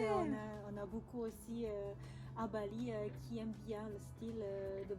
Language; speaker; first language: French; non-native, learner; Indonesian